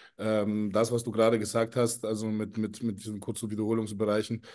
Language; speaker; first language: German; early bilingual, other home language; Russian